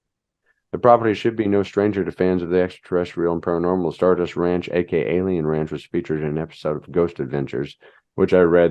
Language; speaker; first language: English; native; English